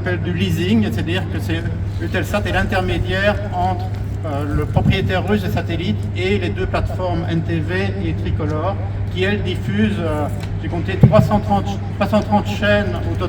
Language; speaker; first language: French; native; French